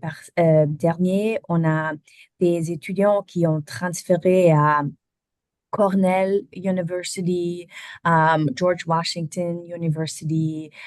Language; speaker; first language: French; non-native, learner; German